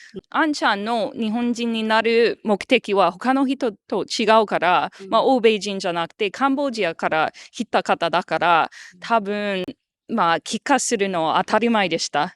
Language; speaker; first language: Japanese; non-native, fluent; English